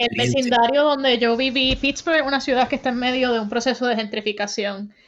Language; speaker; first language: Spanish; native; Spanish